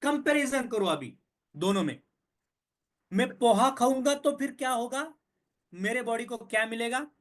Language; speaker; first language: Hindi; non-native, local second language; Marathi